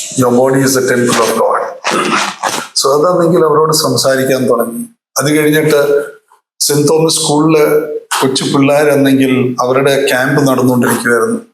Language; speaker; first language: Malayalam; early bilingual, heritage; Malayalam